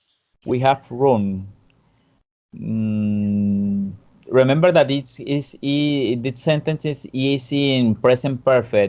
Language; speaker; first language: English; non-native, fluent; Spanish